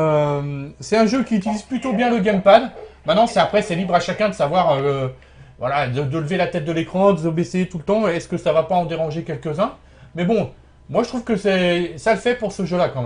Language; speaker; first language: French; native; French